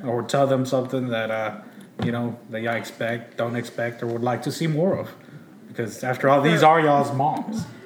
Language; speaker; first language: English; early bilingual, other home language; Spanish